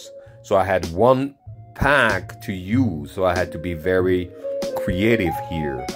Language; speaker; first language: English; non-native, fluent; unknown